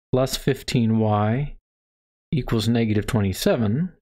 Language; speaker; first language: English; native; English